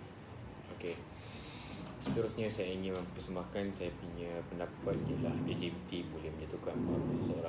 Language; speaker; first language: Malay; non-native, local second language; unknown